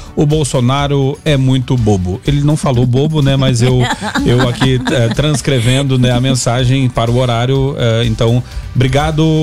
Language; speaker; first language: Portuguese; native; Portuguese